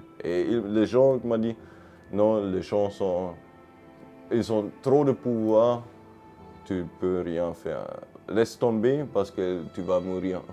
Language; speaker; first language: French; non-native, learner; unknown